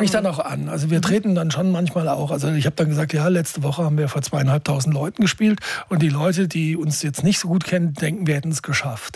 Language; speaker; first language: German; native; German